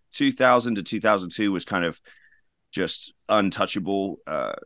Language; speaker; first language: English; native; English